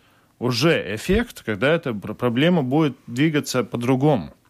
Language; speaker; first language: Russian; non-native, local second language; Latvian